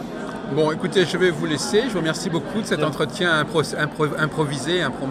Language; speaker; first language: French; native; French